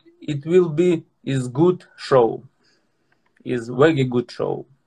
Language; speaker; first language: English; non-native, learner; Russian